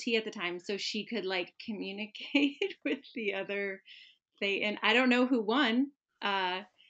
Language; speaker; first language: English; native; English